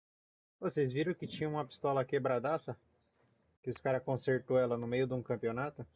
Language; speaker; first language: Portuguese; native; Portuguese